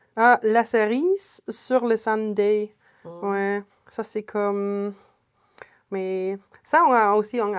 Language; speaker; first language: French; non-native, fluent; German